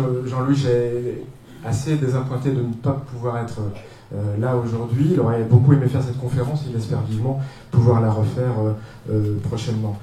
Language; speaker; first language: French; native; French